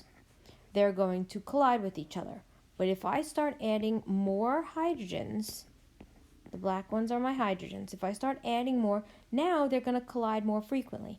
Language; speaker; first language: English; native; English